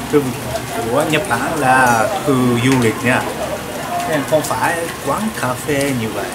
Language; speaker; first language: Vietnamese; non-native, learner; Japanese